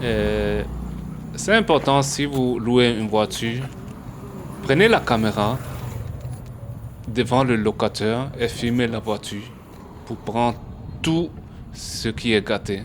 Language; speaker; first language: French; early bilingual, heritage; French